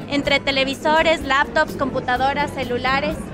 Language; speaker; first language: Spanish; native; Spanish